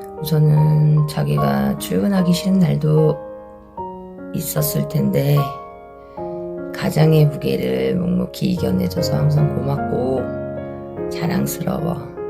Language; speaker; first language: Korean; native; Korean